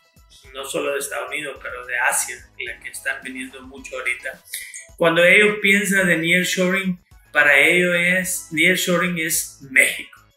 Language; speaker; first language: Spanish; non-native, fluent; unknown